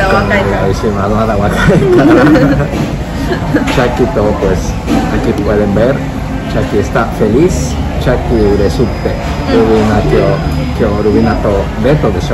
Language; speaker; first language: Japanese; non-native, learner; Spanish